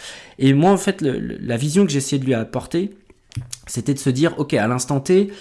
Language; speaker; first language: French; native; French